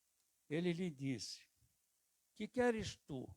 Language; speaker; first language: Portuguese; native; Portuguese